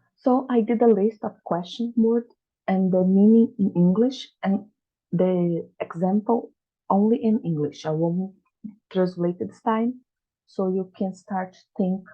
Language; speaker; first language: English; non-native, fluent; Portuguese